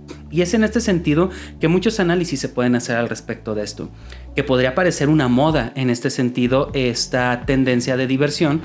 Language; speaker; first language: Spanish; native; Spanish